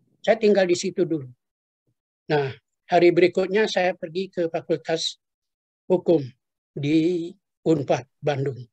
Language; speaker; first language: Indonesian; non-native, local second language; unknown